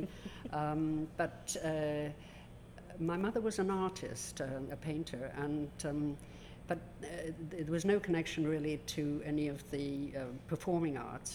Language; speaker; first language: English; native; English